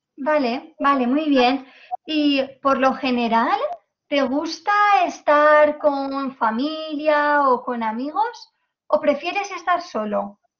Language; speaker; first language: Spanish; native; Spanish